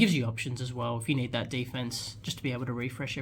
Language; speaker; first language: English; native; English